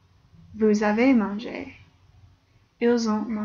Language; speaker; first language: French; non-native, fluent; English